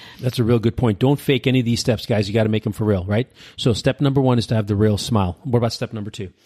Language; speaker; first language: English; early bilingual, other home language; Urdu